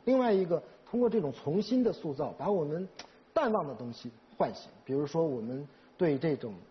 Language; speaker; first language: Chinese; native; Chinese